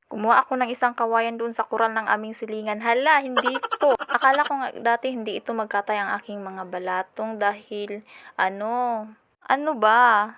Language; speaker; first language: Filipino; non-native, local second language; Cebuano